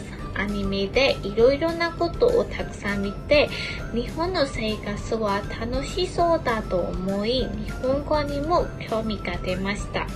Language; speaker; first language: Japanese; non-native, learner; Burmese